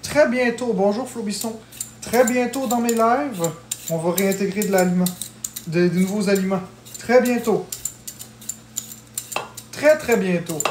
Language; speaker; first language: French; native; French